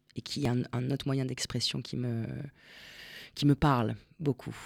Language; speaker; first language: French; non-native, fluent; Spanish